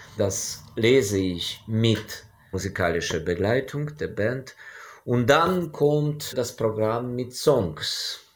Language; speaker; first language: German; non-native, fluent; Ukrainian